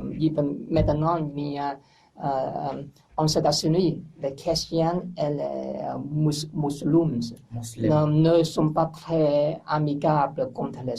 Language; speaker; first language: French; non-native, learner; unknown